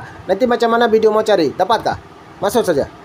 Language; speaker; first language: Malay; non-native, learner; Bangla